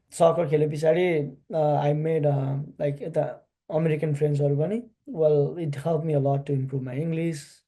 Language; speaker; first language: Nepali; early bilingual, heritage; Nepali